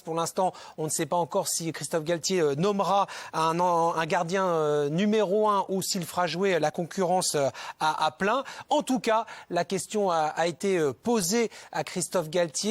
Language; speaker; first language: French; native; French